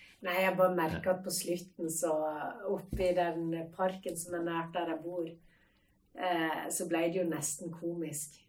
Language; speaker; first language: Norwegian; native; Norwegian